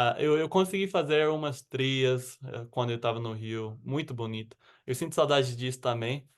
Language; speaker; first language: Portuguese; non-native, fluent; English